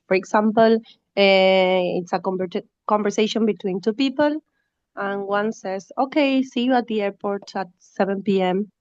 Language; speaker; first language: English; non-native, fluent; Spanish